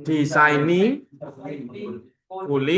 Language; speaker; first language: English; non-native, learner; Indonesian